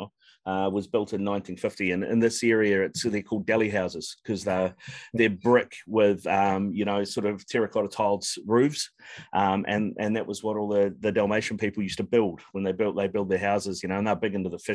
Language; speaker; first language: English; native; English